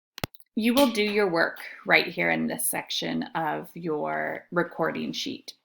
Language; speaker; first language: English; native; English